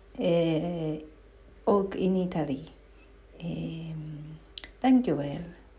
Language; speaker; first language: Dutch; non-native, learner; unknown